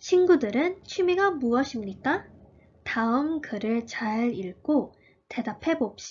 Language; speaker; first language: Korean; early bilingual, heritage; Korean